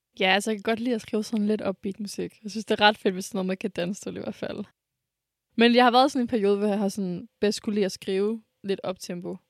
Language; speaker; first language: Danish; early bilingual, other home language; French